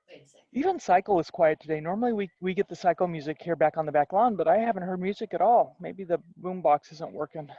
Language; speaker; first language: English; native; English